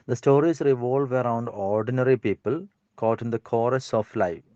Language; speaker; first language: English; non-native, local second language; Malayalam